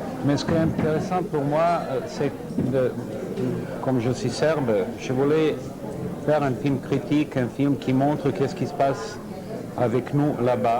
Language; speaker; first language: French; non-native, fluent; Serbian